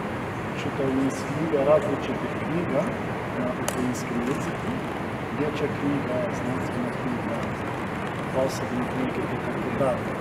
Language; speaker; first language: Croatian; non-native, fluent; Ukrainian